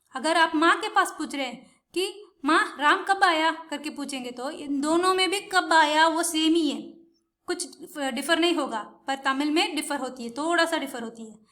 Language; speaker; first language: Hindi; non-native, local second language; Tamil